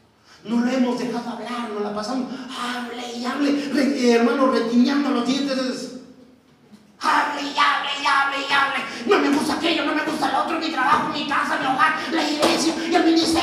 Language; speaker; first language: Spanish; native; Spanish